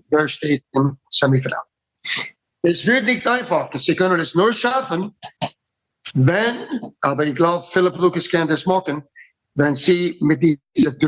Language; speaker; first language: German; non-native, learner; English